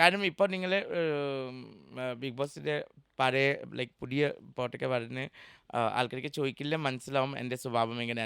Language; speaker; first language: Malayalam; non-native, local second language; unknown